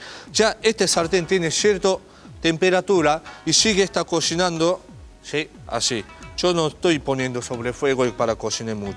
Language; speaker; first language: Spanish; non-native, learner; Japanese